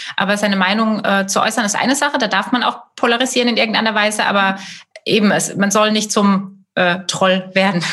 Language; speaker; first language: German; native; German